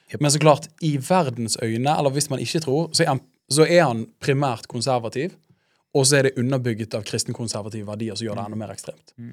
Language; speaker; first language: Norwegian; native; Norwegian